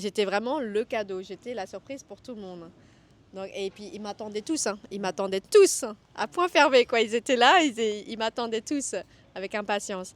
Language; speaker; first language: French; early bilingual, other home language; Vietnamese